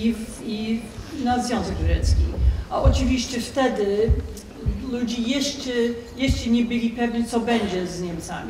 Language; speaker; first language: Polish; non-native, fluent; English